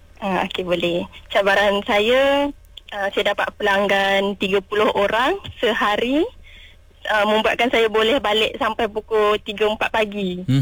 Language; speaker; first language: Malay; non-native, local second language; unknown